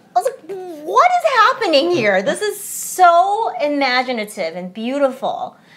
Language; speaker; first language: English; early bilingual, other home language; Chinese